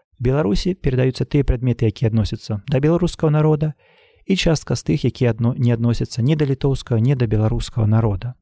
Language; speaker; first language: Belarusian; native; Belarusian